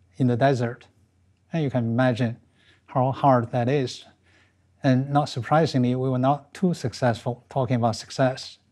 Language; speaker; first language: English; non-native, fluent; Chinese